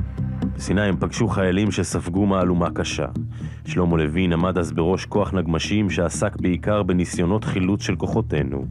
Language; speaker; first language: Hebrew; native; Hebrew